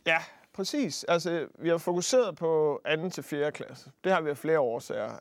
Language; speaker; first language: Danish; native; Danish